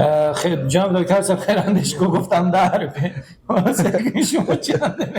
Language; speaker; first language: Persian; native; Persian